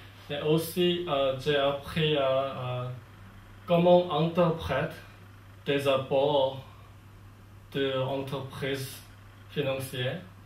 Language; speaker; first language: French; non-native, learner; Korean